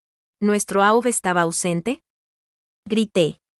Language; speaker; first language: Spanish; native; Spanish